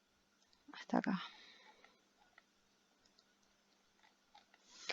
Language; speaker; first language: Spanish; native; Spanish